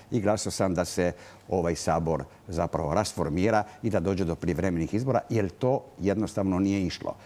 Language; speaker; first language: Croatian; non-native, local second language; Italian